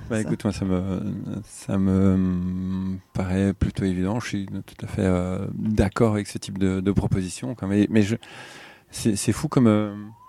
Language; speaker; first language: French; non-native, fluent; Portuguese